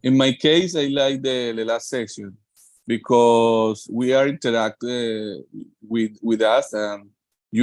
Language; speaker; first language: English; non-native, learner; Spanish